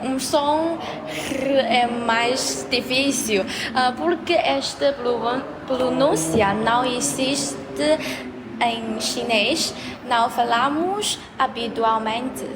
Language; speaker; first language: Portuguese; non-native, learner; Chinese